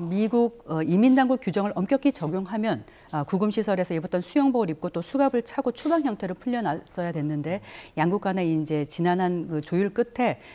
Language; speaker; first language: Korean; native; Korean